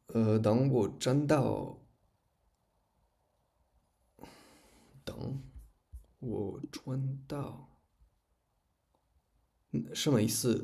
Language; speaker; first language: Chinese; non-native, learner; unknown